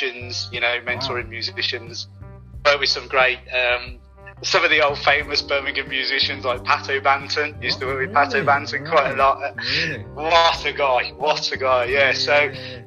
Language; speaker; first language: English; native; English